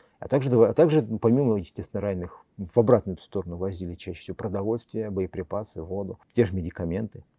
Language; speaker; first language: Russian; native; Russian